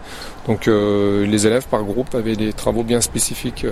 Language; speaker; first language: French; native; French